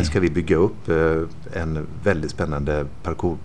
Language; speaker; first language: Swedish; native; Swedish